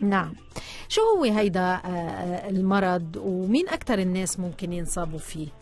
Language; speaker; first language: Arabic; native; Arabic